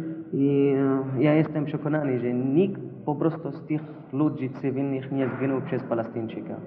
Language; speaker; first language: Polish; non-native, learner; Arabic